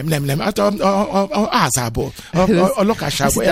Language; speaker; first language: Hungarian; non-native, fluent; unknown